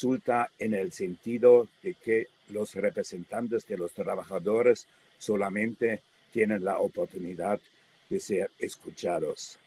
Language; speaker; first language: Spanish; non-native, fluent; German